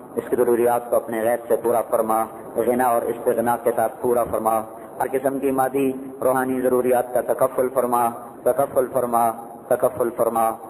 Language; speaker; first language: Urdu; non-native, local second language; Punjabi